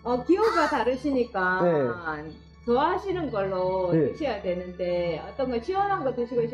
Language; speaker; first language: Korean; native; Korean